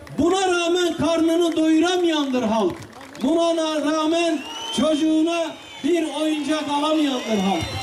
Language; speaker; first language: Turkish; non-native, local second language; Kurdish